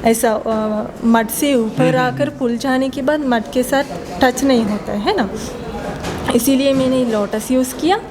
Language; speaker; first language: Hindi; non-native, fluent; Sinhala